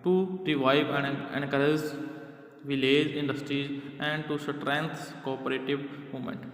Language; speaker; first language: English; non-native, local second language; Punjabi